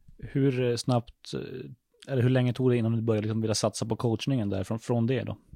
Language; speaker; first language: Swedish; native; Swedish